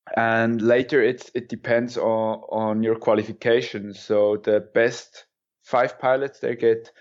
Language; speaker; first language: English; non-native, fluent; German